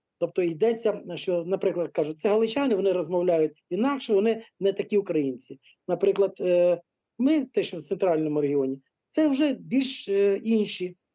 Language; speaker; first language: Ukrainian; non-native, local second language; Russian